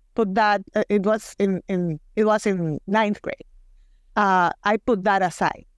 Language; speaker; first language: English; non-native, fluent; Spanish